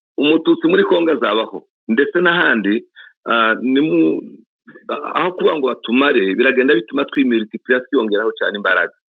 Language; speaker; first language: Kinyarwanda; native; Kinyarwanda